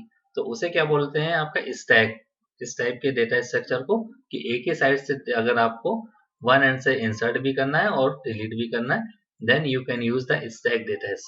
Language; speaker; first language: Hindi; native; Hindi